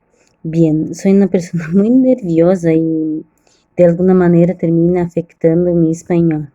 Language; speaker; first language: Spanish; non-native, learner; Portuguese